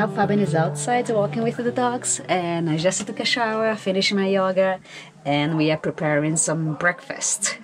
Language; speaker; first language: English; non-native, fluent; Portuguese